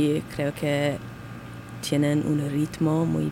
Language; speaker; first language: Spanish; non-native, learner; English